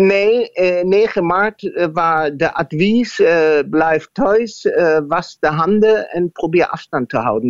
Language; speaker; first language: Dutch; non-native, fluent; German